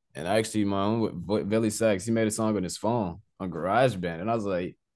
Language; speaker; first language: English; native; English